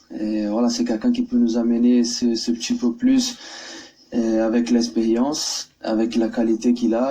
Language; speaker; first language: French; non-native, fluent; Portuguese